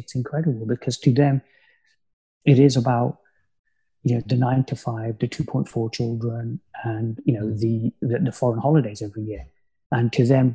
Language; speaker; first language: English; native; English